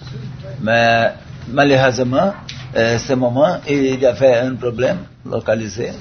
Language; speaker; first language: French; non-native, learner; Portuguese